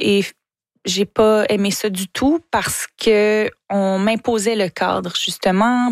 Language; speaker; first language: French; native; French